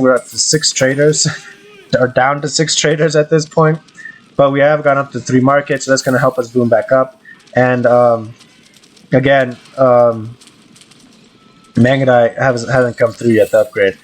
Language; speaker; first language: English; native; English